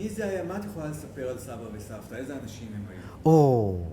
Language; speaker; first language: Hebrew; native; Hebrew